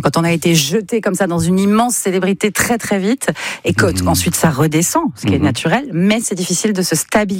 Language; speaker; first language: French; native; French